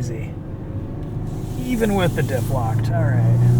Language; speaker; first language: English; native; English